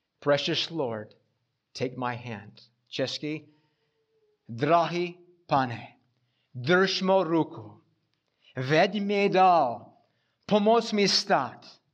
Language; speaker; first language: Czech; non-native, fluent; English